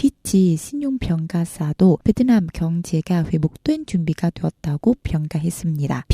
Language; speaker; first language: Korean; non-native, fluent; Vietnamese